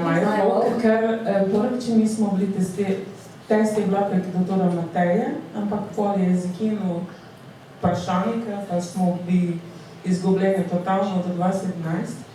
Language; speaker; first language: Slovenian; non-native, learner; Portuguese